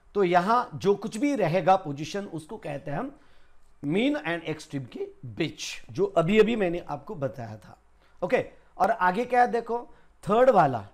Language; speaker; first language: Hindi; non-native, local second language; Marathi